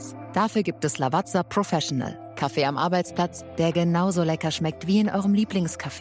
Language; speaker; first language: German; native; German